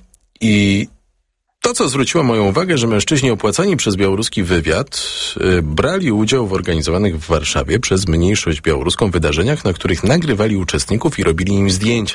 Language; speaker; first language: Polish; native; Polish